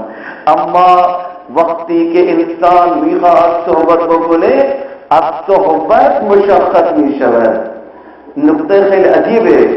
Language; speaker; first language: Persian; non-native, fluent; Urdu